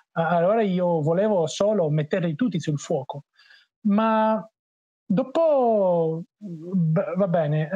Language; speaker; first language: Italian; non-native, learner; Portuguese